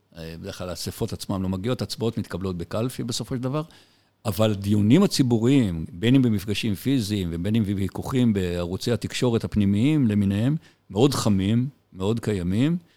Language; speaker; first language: Hebrew; native; Hebrew